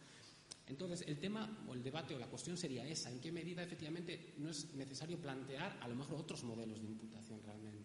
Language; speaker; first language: Spanish; native; Spanish